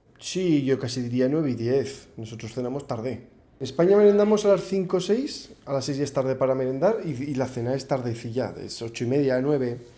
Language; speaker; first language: Spanish; native; Spanish